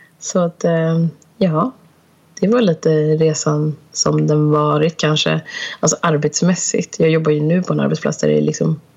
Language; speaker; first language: Swedish; early bilingual, other home language; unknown